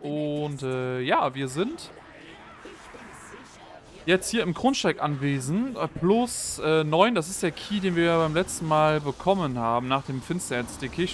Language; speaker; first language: German; native; German